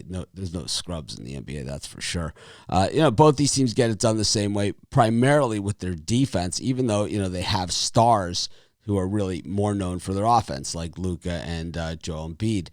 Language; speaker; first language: English; native; English